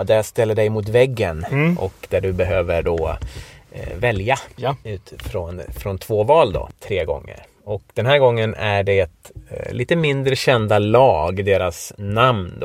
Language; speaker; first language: Swedish; native; Swedish